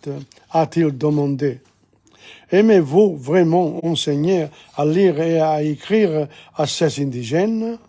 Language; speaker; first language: French; non-native, fluent; English